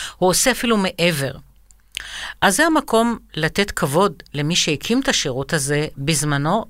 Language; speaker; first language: Hebrew; non-native, fluent; Arabic